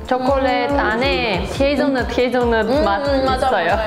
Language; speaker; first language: Korean; non-native, fluent; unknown